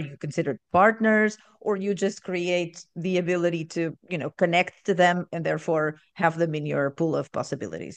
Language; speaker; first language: English; non-native, fluent; Portuguese